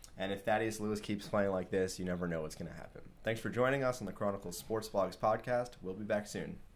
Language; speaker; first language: English; native; English